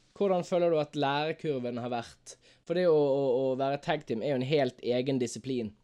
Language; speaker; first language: Norwegian; native; Norwegian